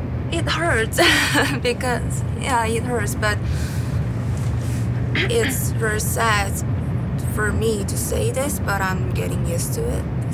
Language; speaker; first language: English; non-native, fluent; Korean